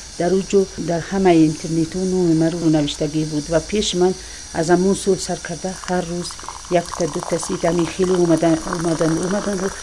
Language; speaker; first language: Tajik; non-native, local second language; Shughni